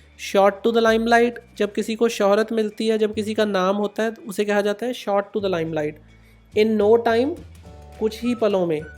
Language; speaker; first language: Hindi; non-native, local second language; Punjabi